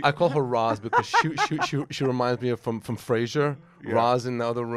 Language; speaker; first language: English; native; English